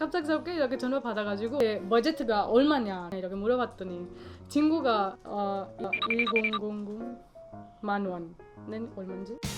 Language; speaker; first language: Korean; non-native, fluent; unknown